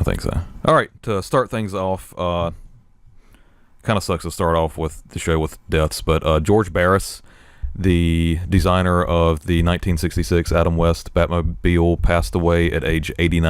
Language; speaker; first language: English; native; English